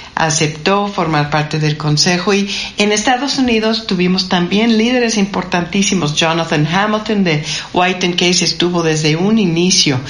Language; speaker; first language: Spanish; non-native, fluent; English